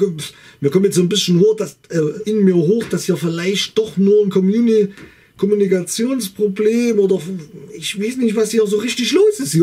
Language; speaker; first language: German; native; German